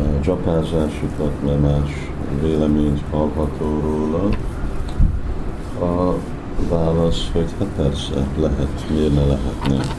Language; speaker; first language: Hungarian; early bilingual, heritage; Hungarian